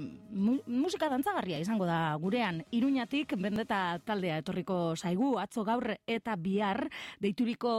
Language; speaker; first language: Basque; native; Basque